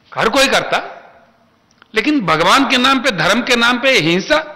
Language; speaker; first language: Hindi; non-native, local second language; Telugu